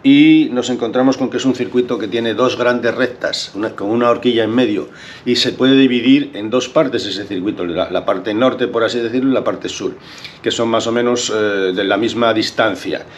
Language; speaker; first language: Spanish; native; Spanish